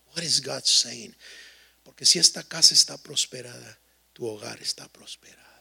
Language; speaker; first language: Spanish; early bilingual, heritage; Spanish